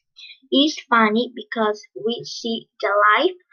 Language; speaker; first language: English; non-native, learner; Spanish